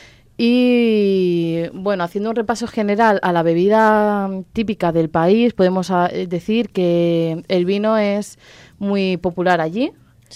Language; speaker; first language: Spanish; native; Spanish